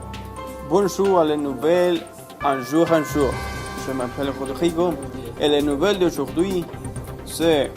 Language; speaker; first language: French; non-native, learner; Spanish